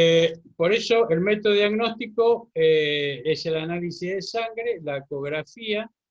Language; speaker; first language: Spanish; native; Spanish